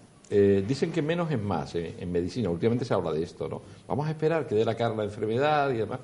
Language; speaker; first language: Spanish; native; Spanish